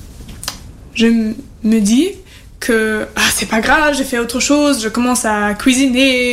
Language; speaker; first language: French; non-native, fluent; German